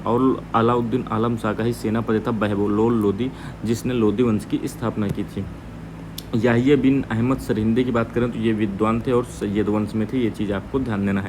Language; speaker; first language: Hindi; native; Hindi